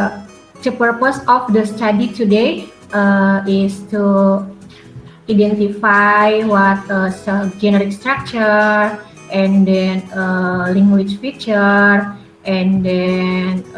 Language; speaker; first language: English; non-native, learner; Indonesian